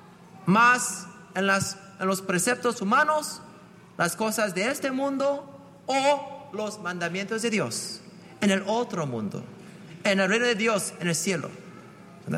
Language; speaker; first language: Spanish; non-native, fluent; English